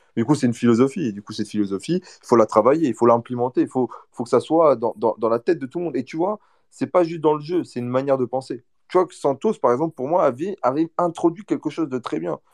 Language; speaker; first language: French; early bilingual, other home language; Portuguese